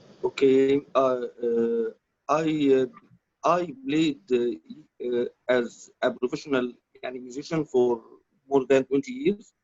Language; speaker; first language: English; non-native, learner; Arabic